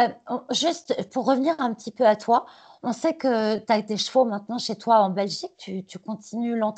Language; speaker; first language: French; native; French